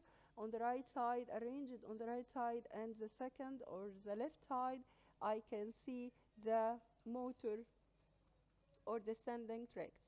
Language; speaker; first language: English; non-native, local second language; Arabic